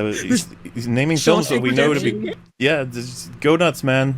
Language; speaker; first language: English; native; English